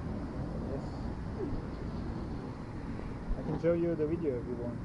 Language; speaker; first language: English; non-native, fluent; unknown